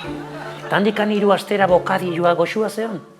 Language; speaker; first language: Basque; native; Basque